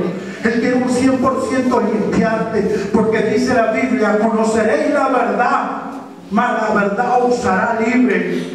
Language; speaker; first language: Spanish; native; Spanish